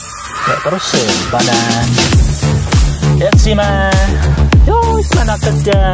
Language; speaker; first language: Czech; non-native, learner; Chinese